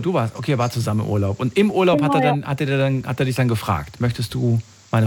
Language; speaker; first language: German; native; German